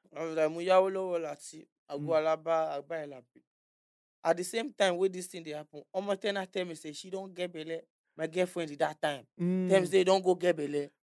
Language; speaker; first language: English; non-native, local second language; Yoruba